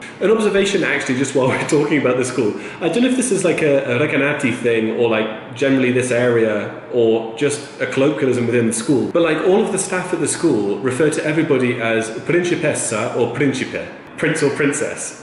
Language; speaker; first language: English; native; English